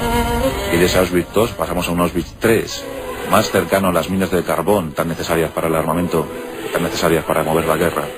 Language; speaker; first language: Spanish; native; Spanish